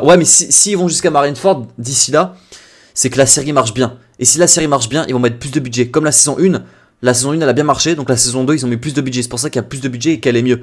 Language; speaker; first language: French; native; French